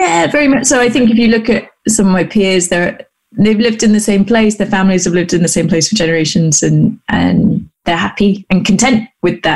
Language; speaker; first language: English; native; English